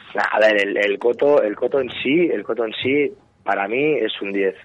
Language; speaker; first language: Spanish; native; Spanish